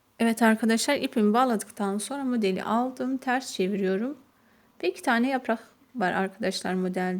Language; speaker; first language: Turkish; native; Turkish